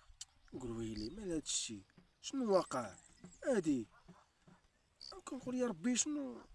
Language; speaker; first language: Arabic; native; Arabic